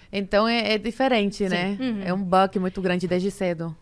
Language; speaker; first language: Portuguese; early bilingual, other home language; Spanish